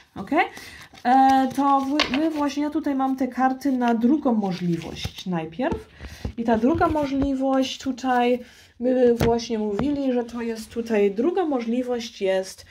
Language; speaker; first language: Polish; early bilingual, heritage; Polish